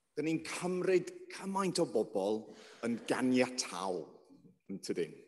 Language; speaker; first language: Welsh; non-native, local second language; English